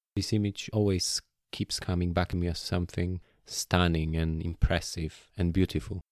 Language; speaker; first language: English; non-native, fluent; Polish